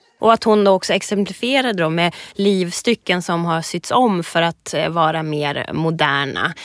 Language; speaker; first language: Swedish; native; Swedish